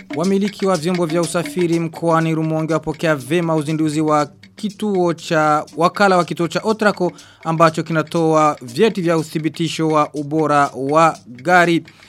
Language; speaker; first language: Swahili; non-native, local second language; Rundi